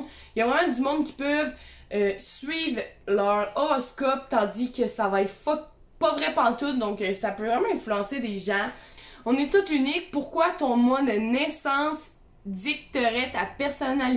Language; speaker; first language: French; native; French